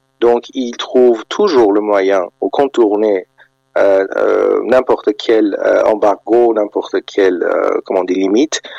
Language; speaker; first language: French; non-native, fluent; Persian